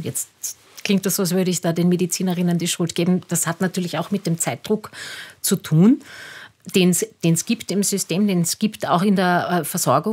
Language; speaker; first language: German; native; German